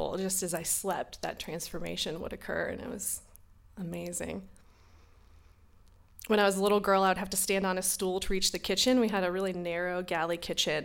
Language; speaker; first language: English; native; English